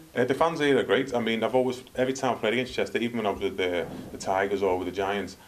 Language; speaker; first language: English; native; English